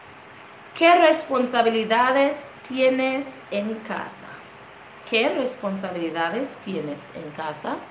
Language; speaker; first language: Spanish; non-native, fluent; English